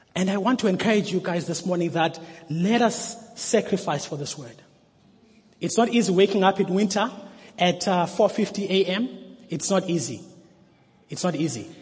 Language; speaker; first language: English; non-native, local second language; Xhosa